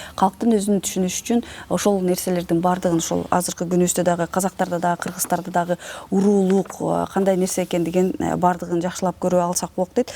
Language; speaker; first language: Kyrgyz; native; Kyrgyz